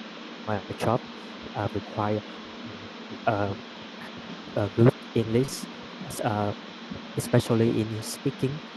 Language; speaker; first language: English; non-native, learner; Vietnamese